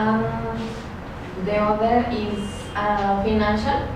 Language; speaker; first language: English; non-native, learner; Spanish